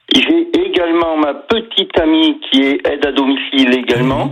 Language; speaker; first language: French; native; French